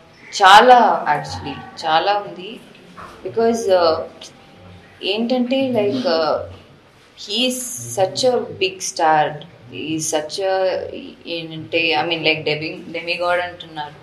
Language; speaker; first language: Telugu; non-native, fluent; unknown